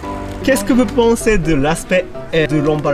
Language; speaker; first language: French; non-native, fluent; Japanese